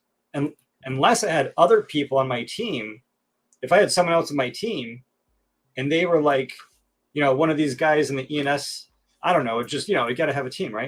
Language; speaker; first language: English; native; English